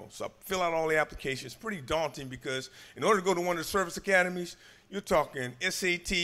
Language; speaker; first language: English; native; English